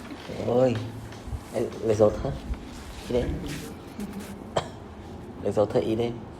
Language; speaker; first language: French; non-native, learner; Khmer